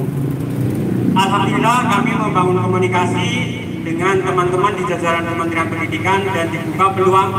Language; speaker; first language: Indonesian; native; Indonesian